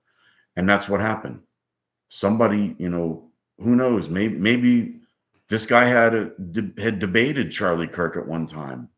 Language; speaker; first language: English; native; English